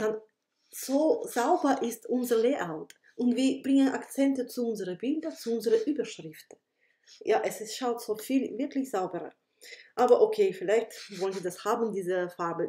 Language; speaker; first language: German; non-native, fluent; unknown